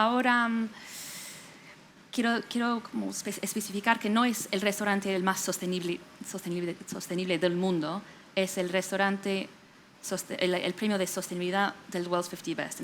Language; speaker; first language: Spanish; non-native, fluent; English